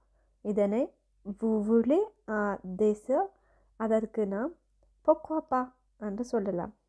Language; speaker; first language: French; non-native, fluent; Tamil